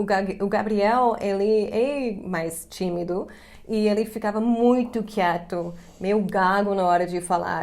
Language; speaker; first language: Portuguese; non-native, fluent; English